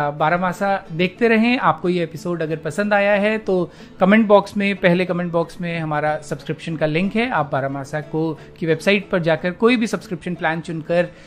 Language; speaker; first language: Hindi; native; Hindi